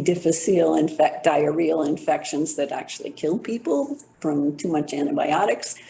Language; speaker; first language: English; native; English